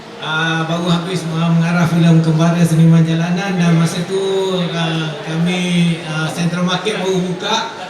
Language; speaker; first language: Malay; native; Malay